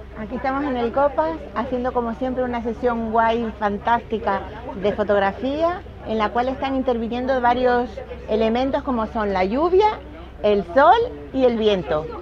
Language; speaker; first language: Spanish; native; Spanish